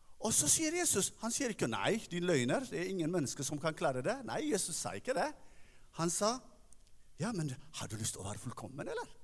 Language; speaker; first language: Norwegian; non-native, fluent; Tigrinya